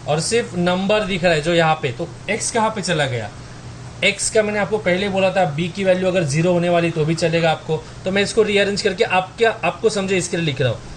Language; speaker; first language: Hindi; non-native, local second language; Marathi